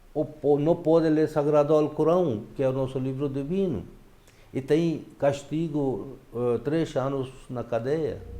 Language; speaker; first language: Portuguese; non-native, fluent; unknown